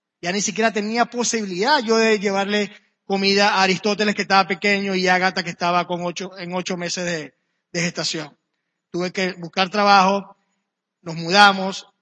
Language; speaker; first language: Spanish; native; Spanish